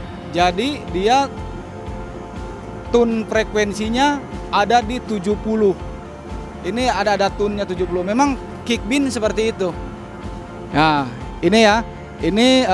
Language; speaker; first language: Indonesian; native; Indonesian